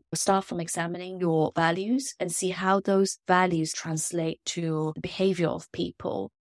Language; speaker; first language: English; non-native, local second language; Chinese